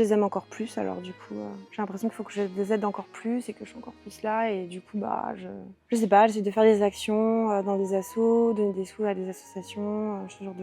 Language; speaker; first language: French; native; French